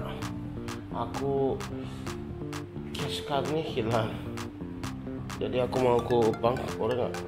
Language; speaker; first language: Indonesian; non-native, fluent; Japanese